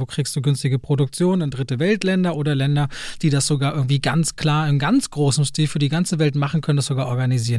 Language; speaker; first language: German; native; German